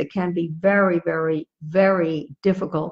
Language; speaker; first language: English; native; English